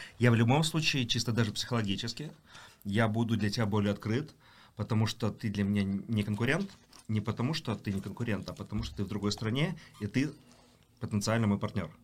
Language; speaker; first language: Russian; native; Russian